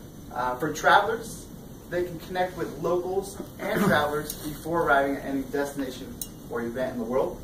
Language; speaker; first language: English; native; English